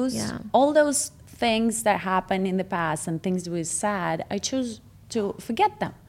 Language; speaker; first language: English; non-native, fluent; Russian